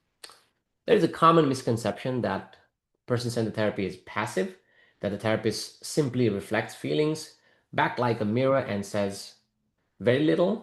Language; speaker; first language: English; non-native, fluent; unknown